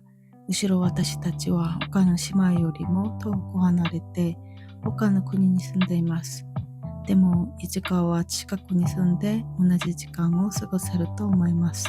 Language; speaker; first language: Japanese; non-native, fluent; Korean